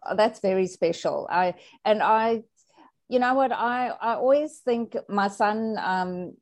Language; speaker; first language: English; native; English